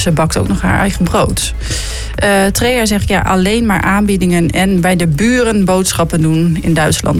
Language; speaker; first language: Dutch; native; Dutch